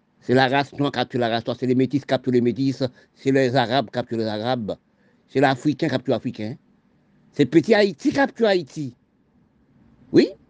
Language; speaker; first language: French; non-native, local second language; Haitian Creole